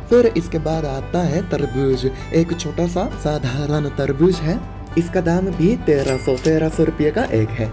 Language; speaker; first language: Hindi; non-native, fluent; Japanese